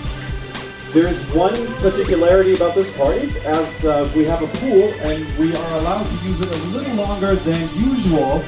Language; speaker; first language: English; non-native, fluent; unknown